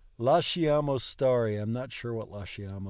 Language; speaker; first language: Italian; non-native, learner; English